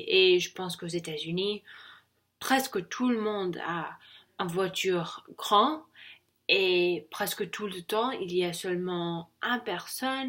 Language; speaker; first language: French; non-native, learner; English